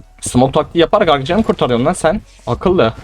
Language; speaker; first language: Turkish; native; Turkish